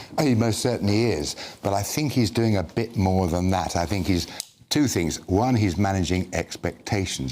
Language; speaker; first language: English; native; English